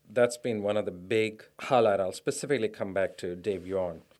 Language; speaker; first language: English; non-native, local second language; Tamil